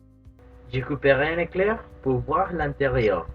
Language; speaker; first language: French; non-native, fluent; Spanish